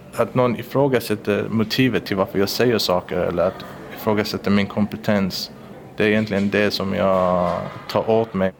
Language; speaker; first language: Swedish; early bilingual, other home language; Persian